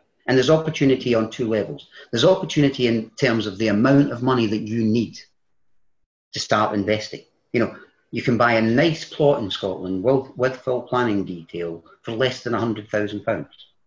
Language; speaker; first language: English; native; English